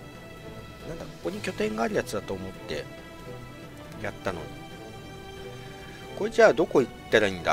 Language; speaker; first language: Japanese; native; Japanese